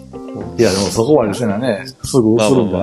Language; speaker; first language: Japanese; native; Japanese